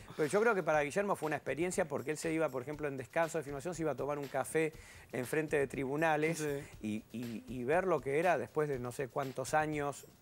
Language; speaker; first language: Spanish; native; Spanish